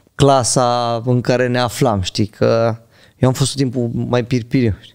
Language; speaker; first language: Romanian; native; Romanian